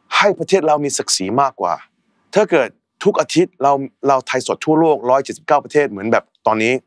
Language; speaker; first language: Thai; native; Thai